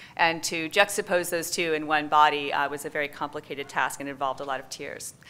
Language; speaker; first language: English; native; English